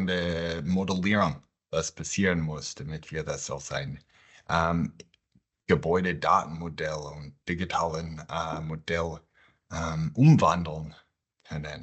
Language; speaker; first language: German; non-native, fluent; English